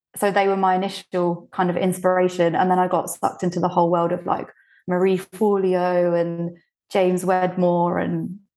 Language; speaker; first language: English; early bilingual, other home language; Bulgarian